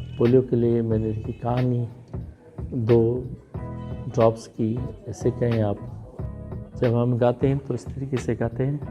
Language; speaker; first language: Urdu; non-native, local second language; Sindhi